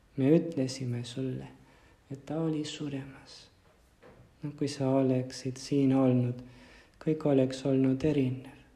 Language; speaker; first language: Estonian; non-native, fluent; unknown